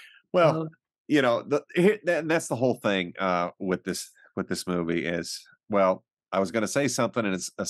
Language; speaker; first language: English; native; English